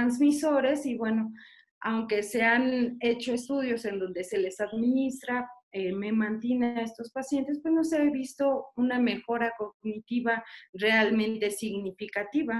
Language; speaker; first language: Spanish; native; Spanish